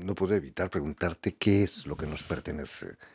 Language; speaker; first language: Spanish; native; Spanish